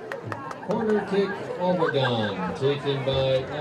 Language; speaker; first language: English; native; English